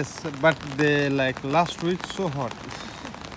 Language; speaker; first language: English; non-native, learner; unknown